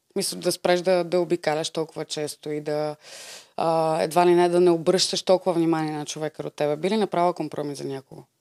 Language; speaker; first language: Bulgarian; native; Bulgarian